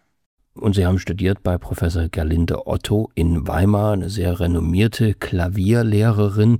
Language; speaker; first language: German; native; German